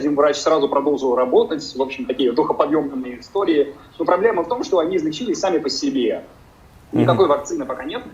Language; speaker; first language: Russian; native; Russian